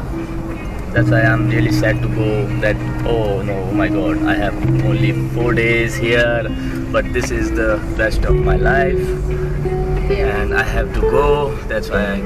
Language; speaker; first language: English; non-native, learner; Hindi